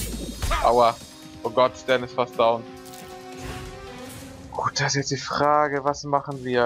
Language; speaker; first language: German; native; German